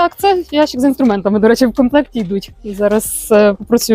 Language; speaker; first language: Ukrainian; native; Ukrainian